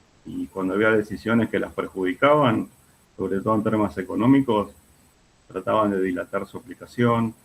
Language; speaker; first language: Spanish; native; Spanish